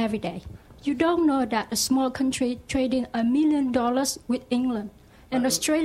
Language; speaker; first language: English; non-native, learner; Vietnamese